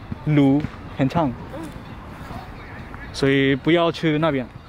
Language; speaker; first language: Chinese; non-native, learner; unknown